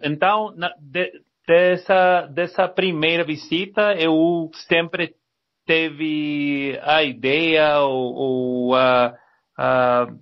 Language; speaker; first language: Portuguese; non-native, learner; Spanish